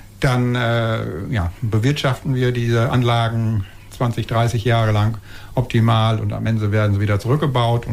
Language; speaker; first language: German; native; German